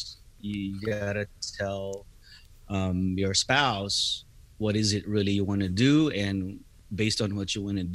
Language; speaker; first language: English; non-native, local second language; Filipino